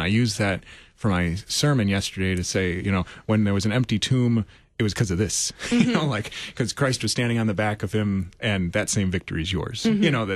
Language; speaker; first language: English; native; English